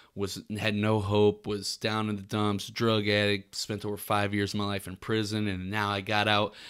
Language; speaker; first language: English; native; English